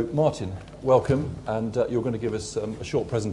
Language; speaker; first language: English; native; English